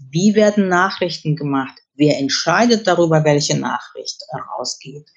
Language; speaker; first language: German; early bilingual, other home language; Russian